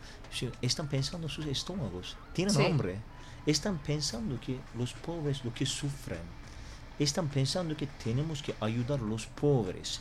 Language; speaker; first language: Spanish; non-native, learner; Turkish